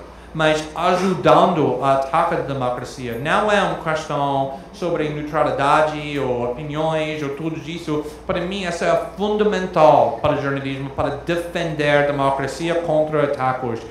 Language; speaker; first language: Portuguese; non-native, fluent; English